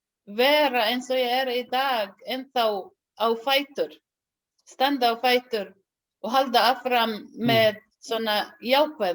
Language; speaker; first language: Icelandic; non-native, learner; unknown